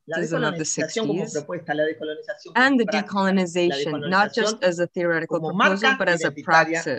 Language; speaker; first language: English; non-native, fluent; Spanish